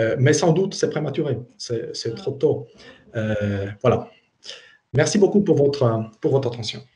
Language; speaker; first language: French; non-native, fluent; Polish